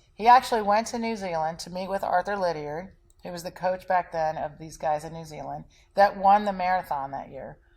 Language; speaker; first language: English; native; English